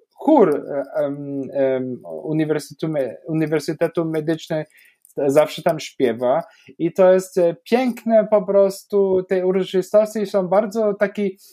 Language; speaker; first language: Polish; non-native, fluent; German